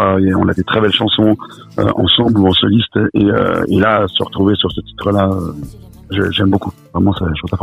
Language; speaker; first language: French; native; French